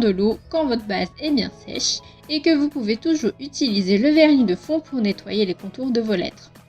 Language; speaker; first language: French; native; French